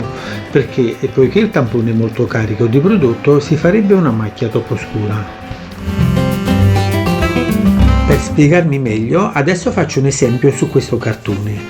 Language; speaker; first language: Italian; native; Italian